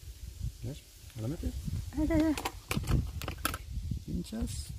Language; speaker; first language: Spanish; native; Spanish